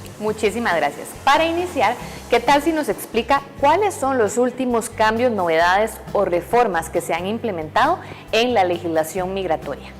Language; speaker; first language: Spanish; native; Spanish